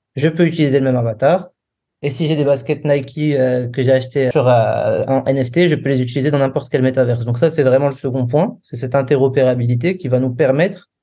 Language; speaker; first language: French; non-native, local second language; Arabic